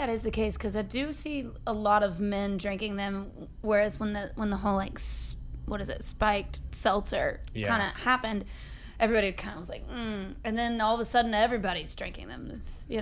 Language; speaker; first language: English; native; English